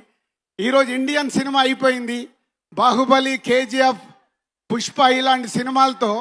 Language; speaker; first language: Telugu; native; Telugu